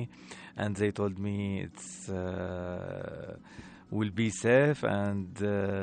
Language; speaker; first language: English; non-native, learner; Arabic